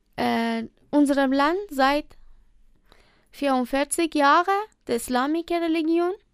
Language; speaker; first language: German; non-native, learner; Persian